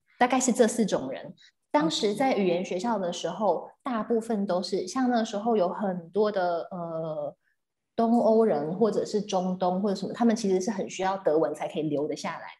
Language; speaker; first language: Chinese; native; Chinese